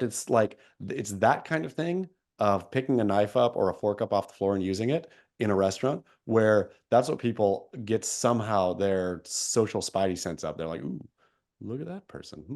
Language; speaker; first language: English; native; English